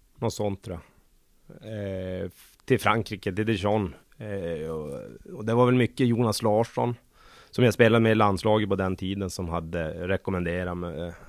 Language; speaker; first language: Swedish; native; Swedish